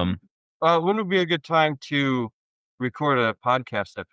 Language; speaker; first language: English; native; English